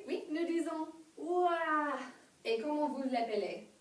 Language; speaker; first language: French; non-native, learner; English